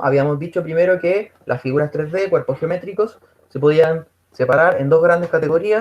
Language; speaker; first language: Spanish; native; Spanish